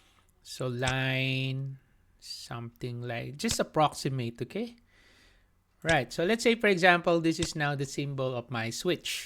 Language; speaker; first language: English; non-native, local second language; Filipino